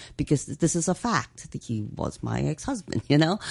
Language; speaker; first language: English; native; English